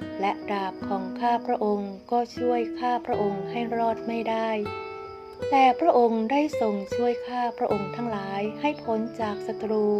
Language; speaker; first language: Thai; native; Thai